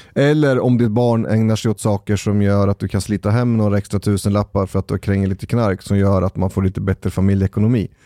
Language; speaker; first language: Swedish; native; Swedish